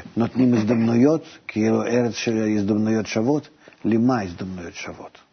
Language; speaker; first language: Hebrew; native; Hebrew